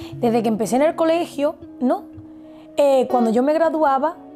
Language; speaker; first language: Spanish; native; Spanish